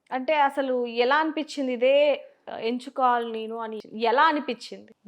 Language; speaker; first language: Telugu; native; Telugu